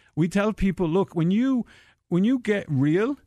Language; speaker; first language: English; native; English